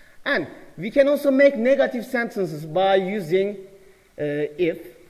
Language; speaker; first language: English; non-native, fluent; Turkish